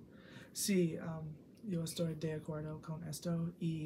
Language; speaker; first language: Spanish; non-native, learner; English